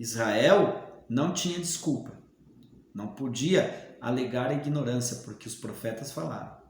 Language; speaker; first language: Portuguese; native; Portuguese